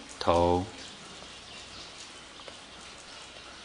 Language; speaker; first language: Chinese; native; Chinese